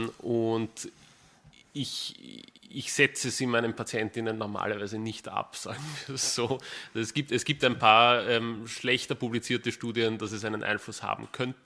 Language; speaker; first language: German; native; German